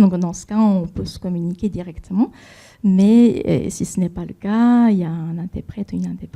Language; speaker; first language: French; non-native, fluent; Japanese